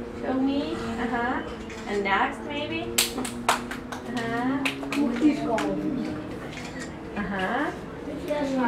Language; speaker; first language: English; non-native, fluent; Ukrainian